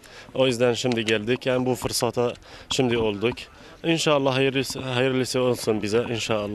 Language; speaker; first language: Turkish; non-native, learner; Arabic